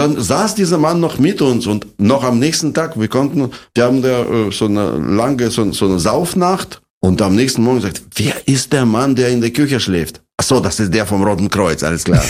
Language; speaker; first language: German; non-native, fluent; Russian